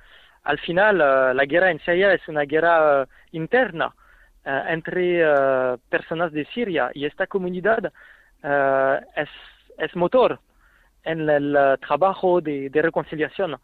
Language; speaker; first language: Spanish; non-native, fluent; French